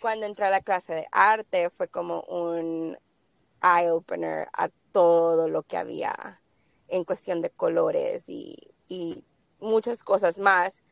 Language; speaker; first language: Spanish; early bilingual, heritage; Spanish